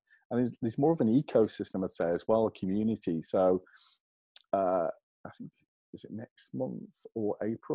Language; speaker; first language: English; native; English